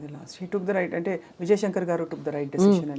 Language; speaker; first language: Telugu; native; Telugu